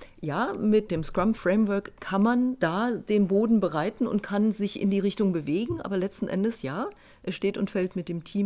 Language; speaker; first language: German; native; German